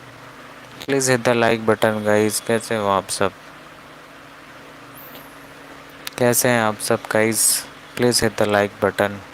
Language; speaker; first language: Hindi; non-native, local second language; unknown